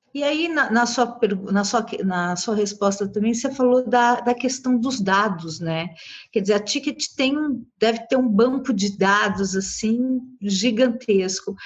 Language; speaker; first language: Portuguese; native; Portuguese